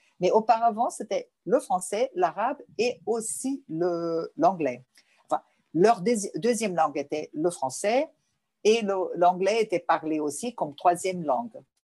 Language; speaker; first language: French; non-native, fluent; Portuguese